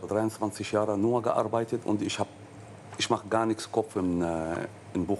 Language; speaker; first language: German; non-native, learner; Arabic